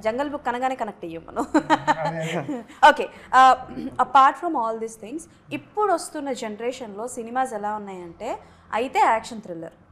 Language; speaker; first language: Telugu; native; Telugu